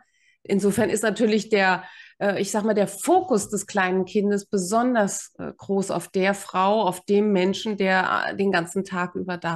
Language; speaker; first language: German; native; German